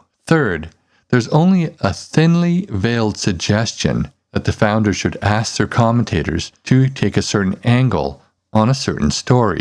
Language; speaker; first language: English; native; English